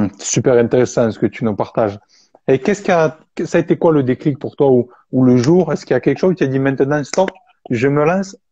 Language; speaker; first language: French; native; French